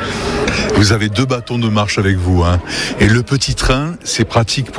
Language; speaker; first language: French; native; French